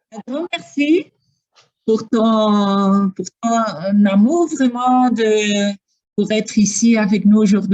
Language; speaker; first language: French; non-native, fluent; Spanish